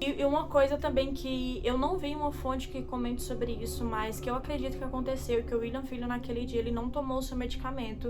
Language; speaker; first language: Portuguese; native; Portuguese